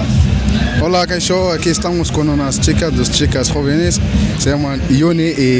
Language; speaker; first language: Spanish; non-native, learner; Arabic